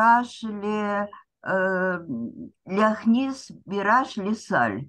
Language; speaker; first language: Hebrew; non-native, fluent; Russian